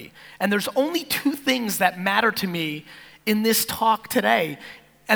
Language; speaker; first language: English; native; English